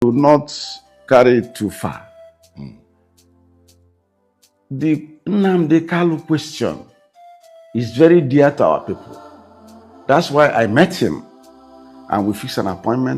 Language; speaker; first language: English; non-native, local second language; Igbo